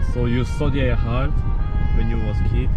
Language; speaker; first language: English; non-native, learner; Korean